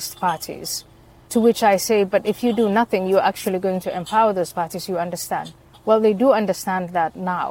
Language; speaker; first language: English; non-native, fluent; Somali